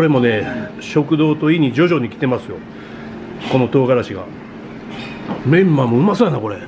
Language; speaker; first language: Japanese; native; Japanese